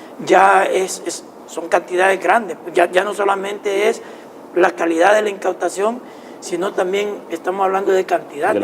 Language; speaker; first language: Spanish; native; Spanish